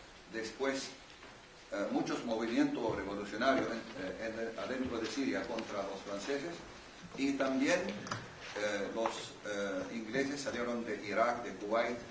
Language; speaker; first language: Spanish; non-native, fluent; Arabic